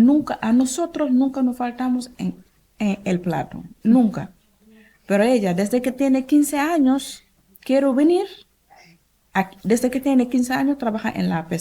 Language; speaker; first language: Spanish; non-native, learner; Wolof